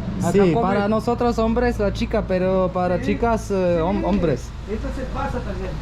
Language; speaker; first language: Spanish; non-native, learner; Polish